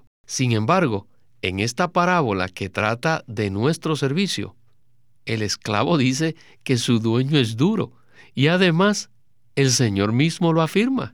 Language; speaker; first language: Spanish; native; Spanish